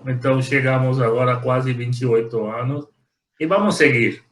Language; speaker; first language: Portuguese; non-native, fluent; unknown